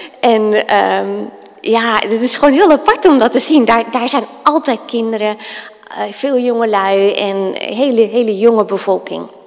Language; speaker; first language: Dutch; native; Dutch